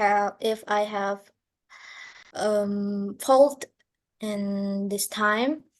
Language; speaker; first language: English; non-native, learner; Indonesian